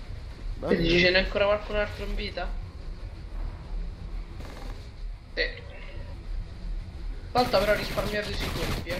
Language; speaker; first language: Italian; native; Italian